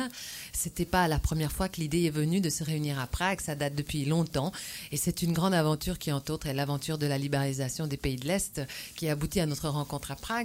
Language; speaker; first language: French; native; French